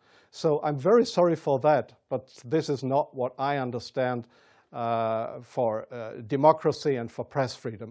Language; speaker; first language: English; non-native, fluent; German